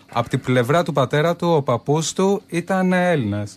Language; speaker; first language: Greek; native; Greek